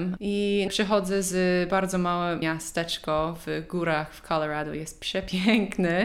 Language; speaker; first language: Polish; non-native, learner; English